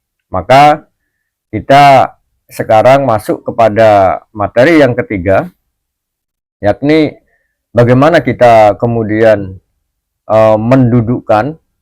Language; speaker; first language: Indonesian; native; Indonesian